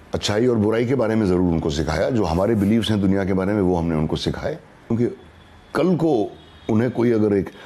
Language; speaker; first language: Urdu; native; Urdu